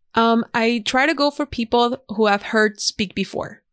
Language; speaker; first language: English; non-native, fluent; Spanish